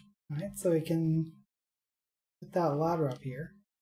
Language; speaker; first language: English; native; English